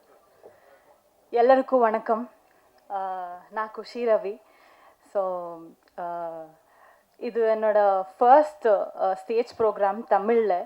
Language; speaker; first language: Tamil; non-native, learner; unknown